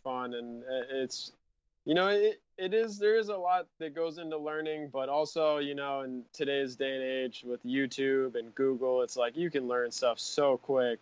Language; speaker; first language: English; native; English